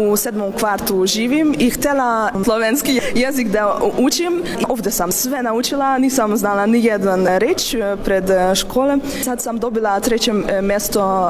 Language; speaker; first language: Serbian; non-native, learner; Hungarian